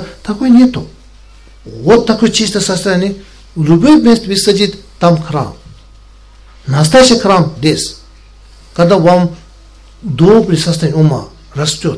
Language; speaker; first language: Russian; non-native, learner; Tibetan